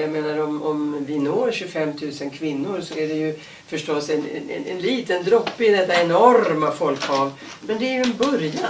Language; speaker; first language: Swedish; native; Swedish